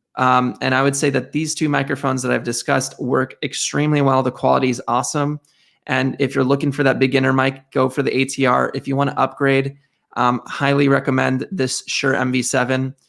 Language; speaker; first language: English; native; English